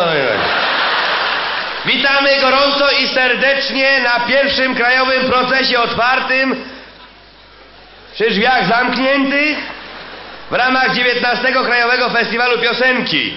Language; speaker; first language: Polish; native; Polish